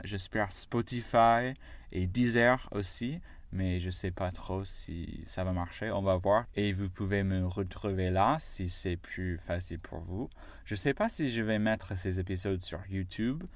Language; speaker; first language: French; non-native, fluent; English